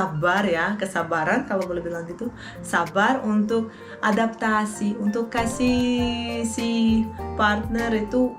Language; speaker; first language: Indonesian; non-native, fluent; Russian